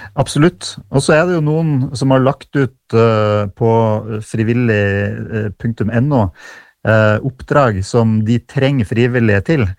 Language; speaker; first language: Norwegian; native; Norwegian